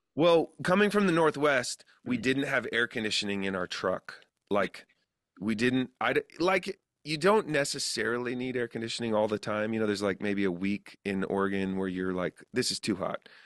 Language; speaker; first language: English; native; English